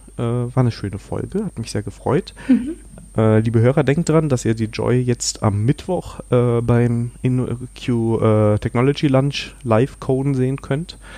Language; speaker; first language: German; native; German